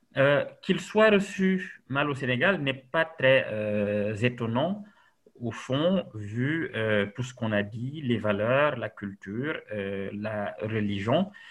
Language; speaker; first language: French; non-native, local second language; Serer